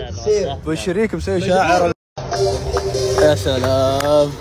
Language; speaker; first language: Arabic; native; Arabic